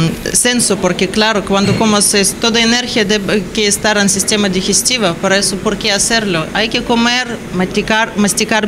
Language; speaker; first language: Spanish; non-native, learner; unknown